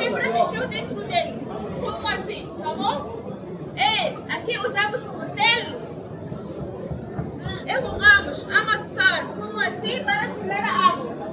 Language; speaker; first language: Portuguese; non-native, fluent; Arabic